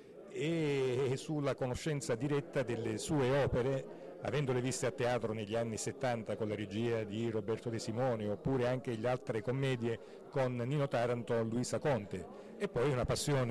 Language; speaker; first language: Italian; native; Italian